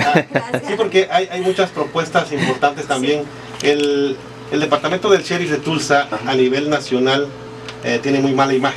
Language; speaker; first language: Spanish; native; Spanish